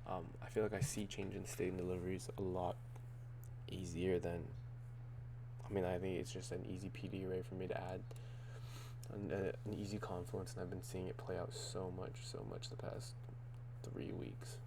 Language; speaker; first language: English; native; English